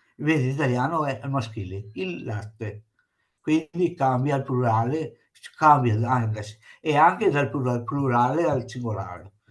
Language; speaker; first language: Italian; native; Italian